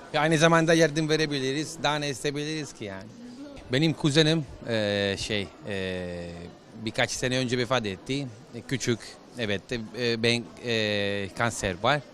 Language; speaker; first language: Turkish; non-native, learner; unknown